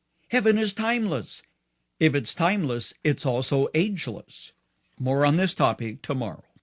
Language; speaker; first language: English; native; English